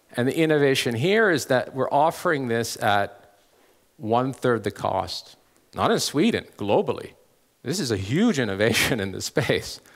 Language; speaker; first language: English; native; English